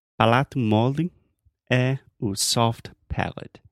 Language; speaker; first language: Portuguese; non-native, fluent; English